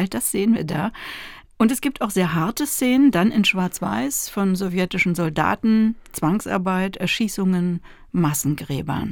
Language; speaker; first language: German; native; German